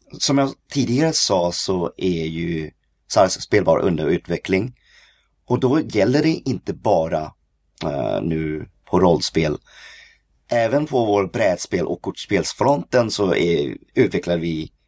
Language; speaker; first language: Swedish; early bilingual, other home language; Cantonese